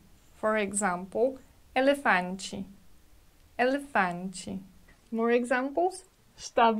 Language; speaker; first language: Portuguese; non-native, fluent; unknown